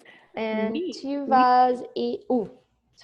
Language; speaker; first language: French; non-native, fluent; English